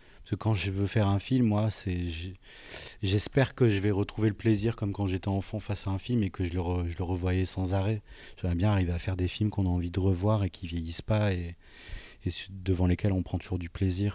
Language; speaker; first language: French; native; French